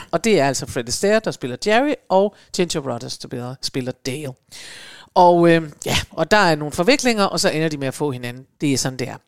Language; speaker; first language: Danish; native; Danish